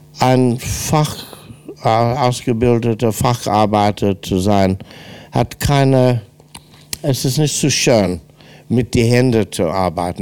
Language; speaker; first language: German; non-native, fluent; English